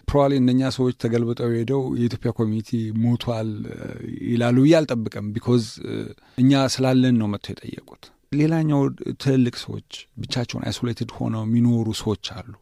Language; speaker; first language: Amharic; native; Amharic